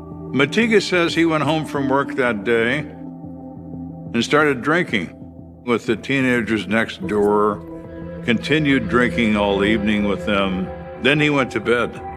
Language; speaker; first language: English; native; English